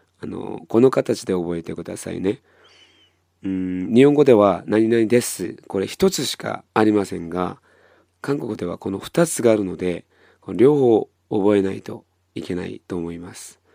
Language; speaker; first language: Japanese; non-native, fluent; Korean